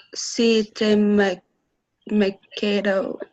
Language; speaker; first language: Spanish; non-native, learner; English